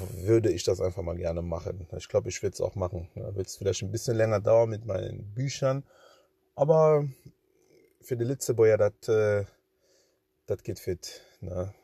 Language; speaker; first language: German; early bilingual, other home language; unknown